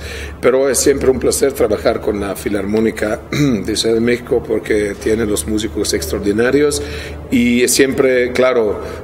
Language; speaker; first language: Spanish; non-native, fluent; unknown